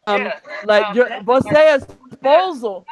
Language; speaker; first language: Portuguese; non-native, learner; English